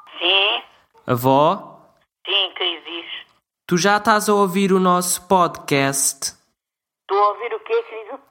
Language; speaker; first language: Portuguese; native; Portuguese